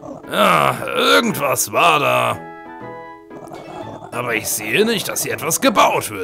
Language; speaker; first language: German; native; German